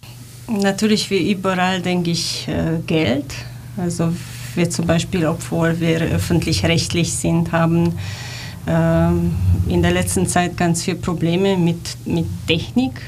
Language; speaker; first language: German; non-native, fluent; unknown